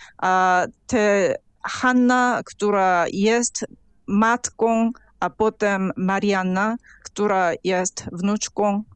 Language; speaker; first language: Polish; non-native, fluent; Korean